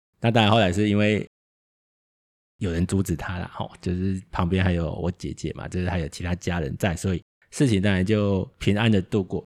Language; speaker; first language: Chinese; native; Chinese